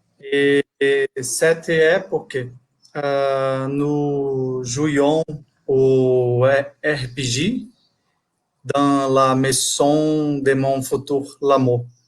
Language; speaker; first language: French; non-native, learner; Portuguese